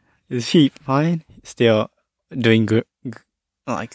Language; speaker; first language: English; non-native, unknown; Japanese